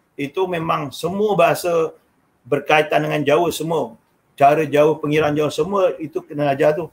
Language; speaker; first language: Malay; non-native, local second language; Javanese